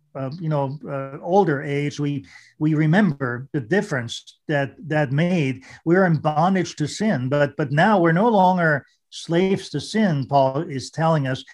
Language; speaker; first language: English; non-native, fluent; German